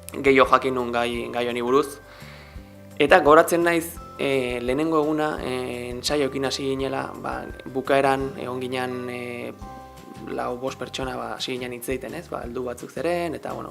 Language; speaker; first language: Basque; native; Basque